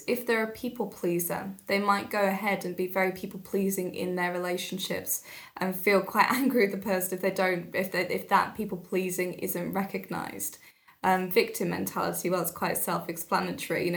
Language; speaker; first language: English; native; English